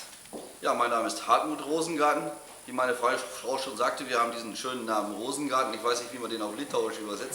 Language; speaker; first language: German; native; German